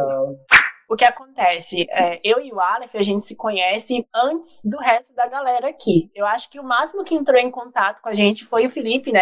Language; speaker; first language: Portuguese; native; Portuguese